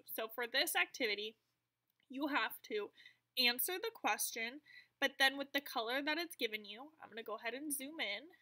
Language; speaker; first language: English; native; English